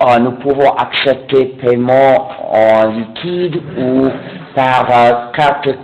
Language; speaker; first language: French; non-native, fluent; English